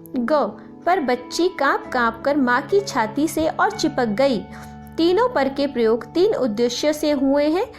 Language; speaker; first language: Hindi; native; Hindi